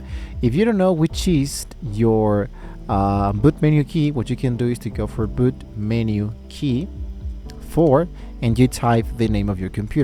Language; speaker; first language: English; non-native, fluent; Spanish